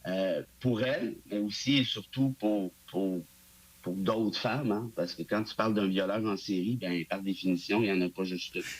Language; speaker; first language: French; native; French